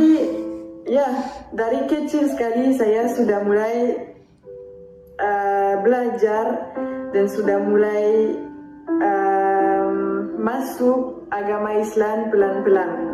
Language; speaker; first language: Indonesian; non-native, fluent; French